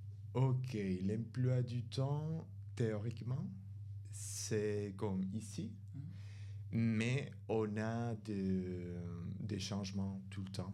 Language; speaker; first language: French; non-native, fluent; Spanish